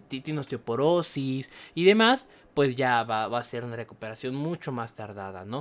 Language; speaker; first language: Spanish; native; Spanish